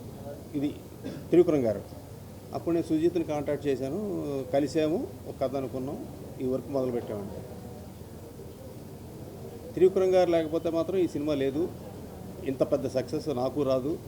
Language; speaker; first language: Telugu; native; Telugu